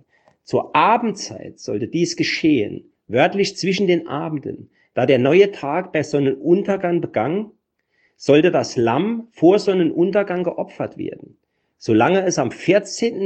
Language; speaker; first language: German; native; German